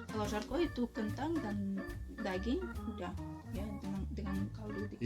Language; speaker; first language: Malay; non-native, fluent; Russian